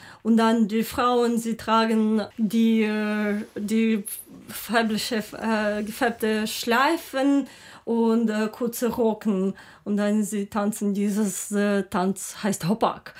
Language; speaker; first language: German; non-native, learner; Ukrainian